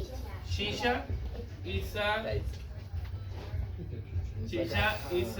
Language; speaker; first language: English; non-native, learner; Spanish